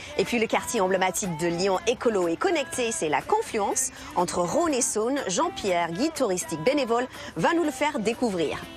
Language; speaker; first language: French; native; French